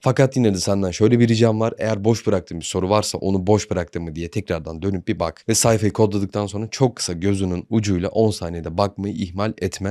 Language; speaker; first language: Turkish; native; Turkish